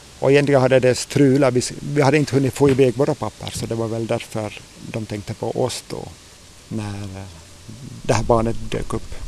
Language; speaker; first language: Swedish; native; Swedish